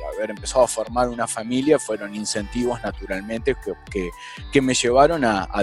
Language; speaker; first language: Spanish; native; Spanish